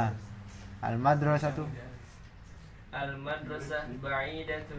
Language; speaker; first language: Arabic; non-native, learner; Indonesian